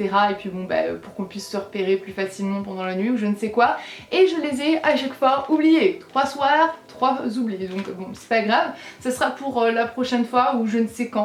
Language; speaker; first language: French; native; French